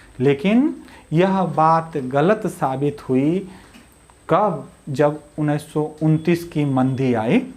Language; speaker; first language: Hindi; native; Hindi